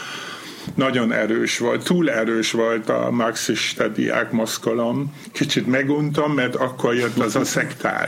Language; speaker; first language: Hungarian; non-native, fluent; German